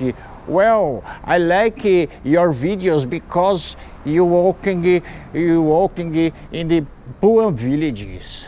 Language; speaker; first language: English; non-native, learner; Portuguese